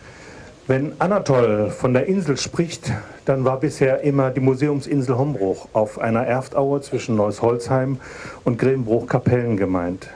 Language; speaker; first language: German; native; German